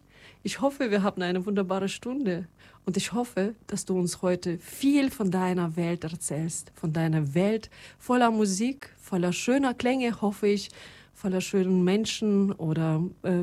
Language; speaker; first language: German; non-native, fluent; Russian